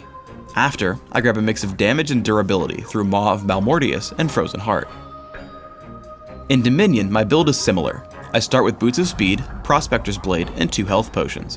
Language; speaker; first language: English; native; English